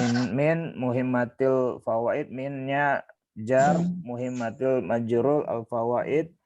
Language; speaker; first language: Arabic; non-native, learner; Indonesian